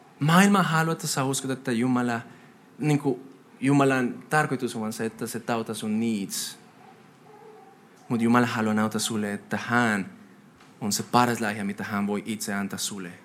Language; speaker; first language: Finnish; non-native, fluent; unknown